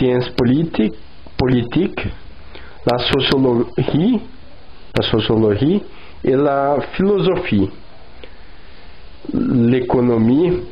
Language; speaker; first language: French; non-native, learner; Portuguese